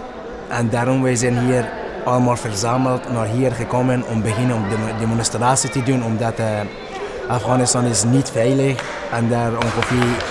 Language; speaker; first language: Dutch; non-native, learner; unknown